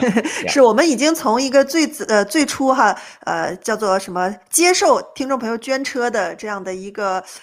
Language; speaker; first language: Chinese; native; Chinese